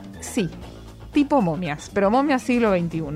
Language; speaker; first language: Spanish; native; Spanish